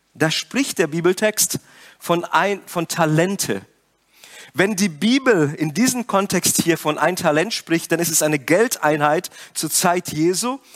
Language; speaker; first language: German; non-native, fluent; Portuguese